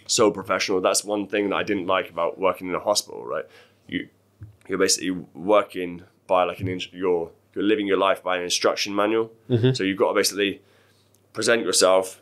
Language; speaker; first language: English; native; English